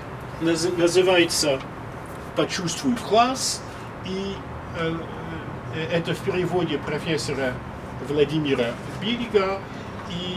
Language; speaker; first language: Russian; non-native, fluent; French